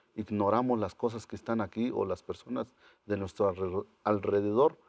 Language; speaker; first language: Spanish; non-native, local second language; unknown